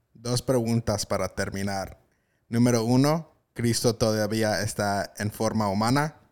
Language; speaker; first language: Spanish; early bilingual, heritage; Spanish